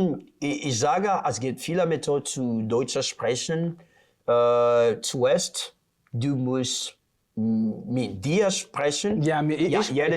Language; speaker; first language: German; non-native, learner; Portuguese